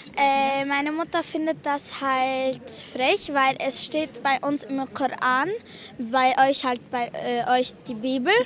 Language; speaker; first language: German; early bilingual, other home language; Arabic